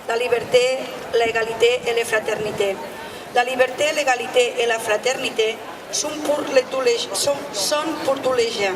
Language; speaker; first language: French; non-native, learner; Spanish